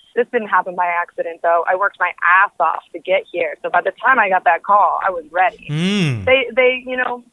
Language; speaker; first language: English; early bilingual, other home language; Spanish